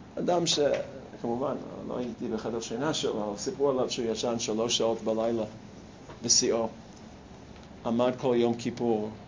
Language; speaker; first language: Hebrew; non-native, fluent; English